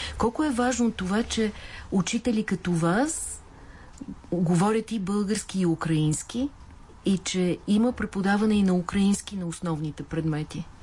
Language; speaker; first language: Bulgarian; native; Bulgarian